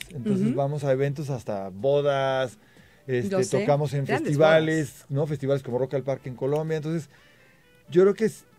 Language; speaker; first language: Spanish; native; Spanish